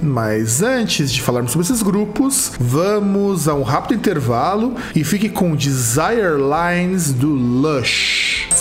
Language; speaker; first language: Portuguese; native; Portuguese